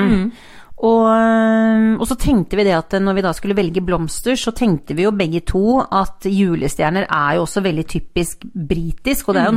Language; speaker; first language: Norwegian; native; Norwegian